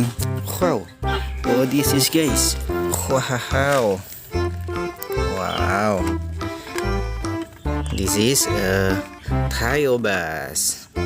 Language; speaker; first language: English; non-native, learner; Indonesian